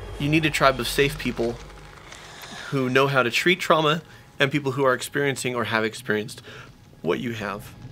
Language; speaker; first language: English; native; English